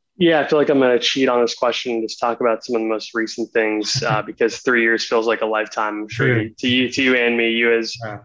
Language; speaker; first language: English; native; English